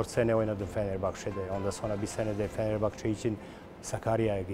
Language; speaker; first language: Turkish; non-native, learner; Serbian